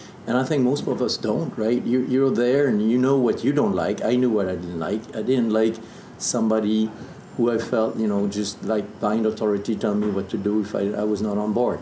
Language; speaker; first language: English; non-native, fluent; French